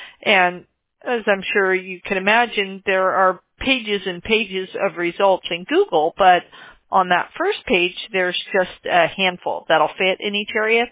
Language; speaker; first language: English; native; English